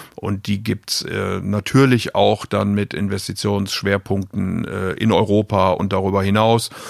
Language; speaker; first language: German; native; German